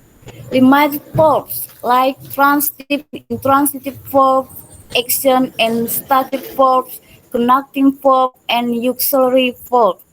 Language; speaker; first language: English; non-native, learner; Indonesian